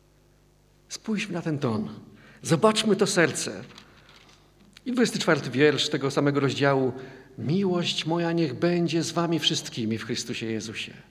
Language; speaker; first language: Polish; native; Polish